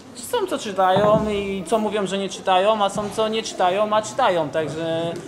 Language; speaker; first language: Polish; native; Polish